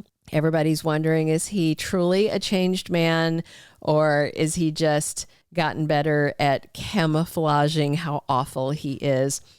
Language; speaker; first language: English; native; English